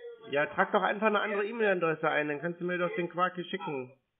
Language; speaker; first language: German; native; German